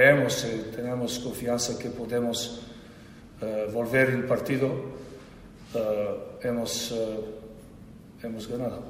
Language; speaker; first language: Spanish; non-native, learner; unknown